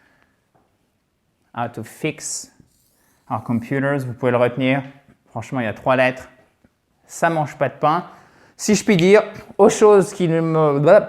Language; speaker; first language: French; native; French